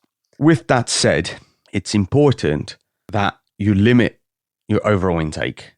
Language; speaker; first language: English; native; English